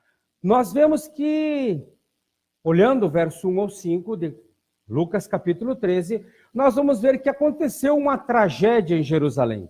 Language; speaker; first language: Portuguese; native; Portuguese